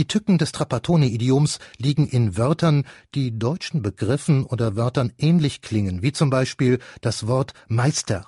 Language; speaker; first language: German; native; German